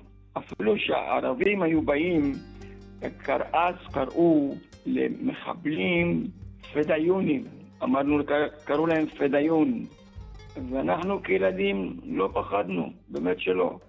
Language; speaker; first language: Hebrew; early bilingual, other home language; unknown